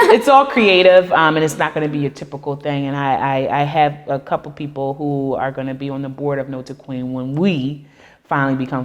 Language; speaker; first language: English; native; English